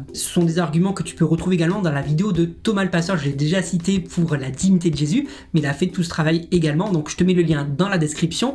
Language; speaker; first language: French; native; French